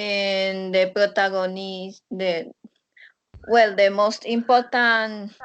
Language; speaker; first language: English; non-native, learner; Spanish